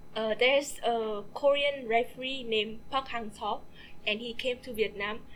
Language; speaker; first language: English; non-native, fluent; Vietnamese